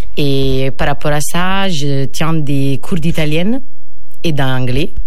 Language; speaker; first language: French; non-native, fluent; Italian